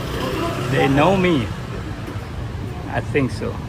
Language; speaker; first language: English; non-native, learner; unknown